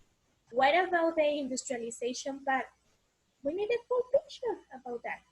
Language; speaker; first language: English; non-native, learner; Spanish